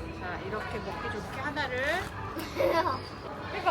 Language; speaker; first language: Korean; native; Korean